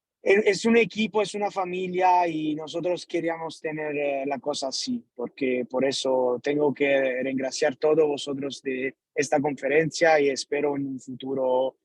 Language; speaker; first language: Spanish; non-native, learner; Italian